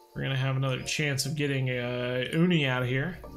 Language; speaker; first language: English; native; English